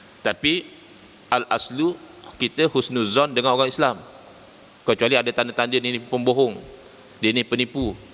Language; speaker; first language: Malay; native; Malay